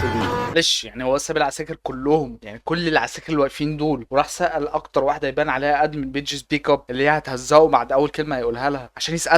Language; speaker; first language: Arabic; native; Arabic